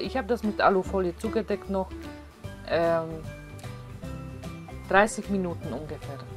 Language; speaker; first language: German; non-native, fluent; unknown